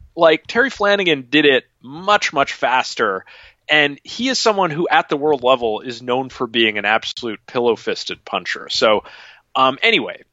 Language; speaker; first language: English; native; English